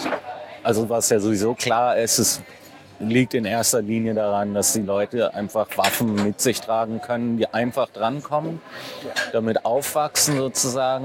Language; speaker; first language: German; native; German